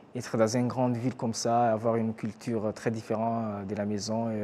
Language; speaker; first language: French; non-native, local second language; Kinyarwanda